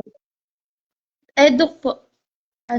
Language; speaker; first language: Filipino; native; Filipino